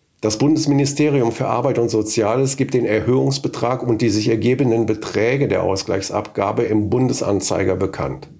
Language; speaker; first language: German; native; German